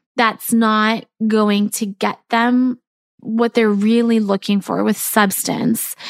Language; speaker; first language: English; native; English